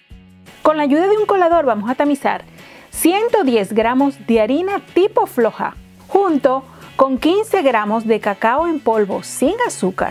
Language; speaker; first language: Spanish; native; Spanish